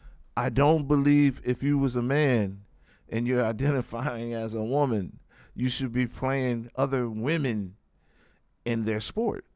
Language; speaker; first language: English; native; English